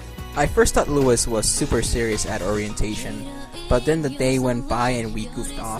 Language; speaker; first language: English; early bilingual, other home language; Spanish